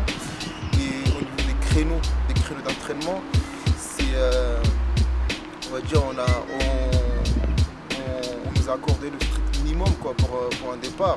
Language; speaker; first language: French; native; French